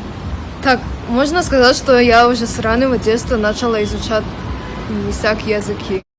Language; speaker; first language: Russian; non-native, local second language; English